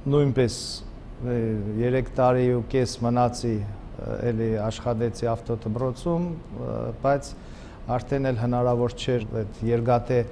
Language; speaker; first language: Armenian; native; Armenian